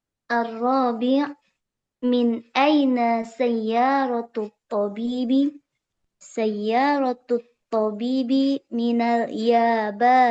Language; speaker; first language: Arabic; non-native, learner; Indonesian